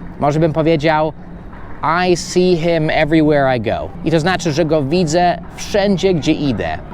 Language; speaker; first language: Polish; non-native, fluent; English